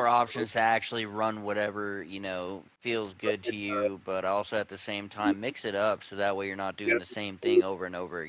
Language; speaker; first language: English; native; English